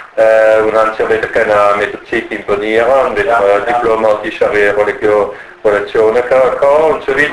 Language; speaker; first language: German; non-native, learner; French